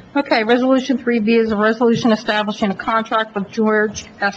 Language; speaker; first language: English; native; English